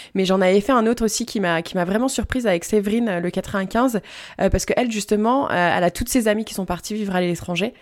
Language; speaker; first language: French; native; French